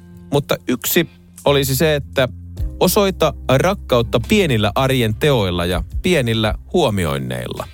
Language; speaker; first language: Finnish; native; Finnish